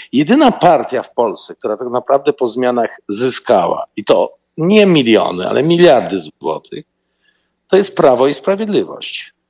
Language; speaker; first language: Polish; native; Polish